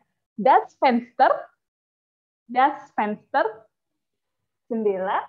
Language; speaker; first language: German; non-native, fluent; Indonesian